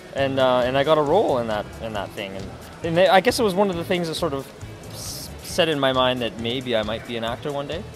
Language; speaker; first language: English; early bilingual, other home language; Cantonese